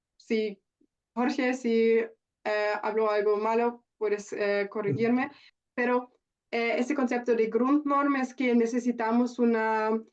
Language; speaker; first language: Spanish; non-native, learner; German